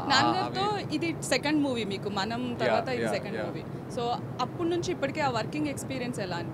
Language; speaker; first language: Telugu; native; Telugu